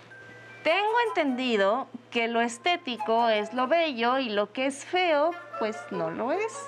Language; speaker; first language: Spanish; native; Spanish